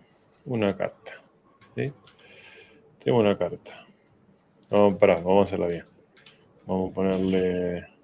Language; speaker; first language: Spanish; native; Spanish